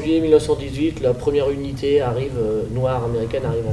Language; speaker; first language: French; native; French